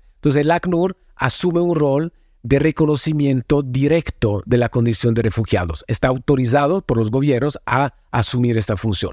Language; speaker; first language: Spanish; non-native, fluent; Italian